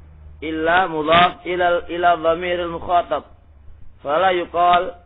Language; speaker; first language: Arabic; non-native, local second language; Indonesian